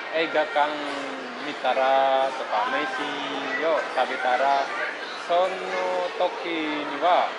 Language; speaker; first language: Japanese; non-native, learner; Indonesian